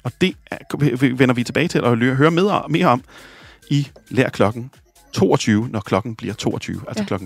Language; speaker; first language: Danish; native; Danish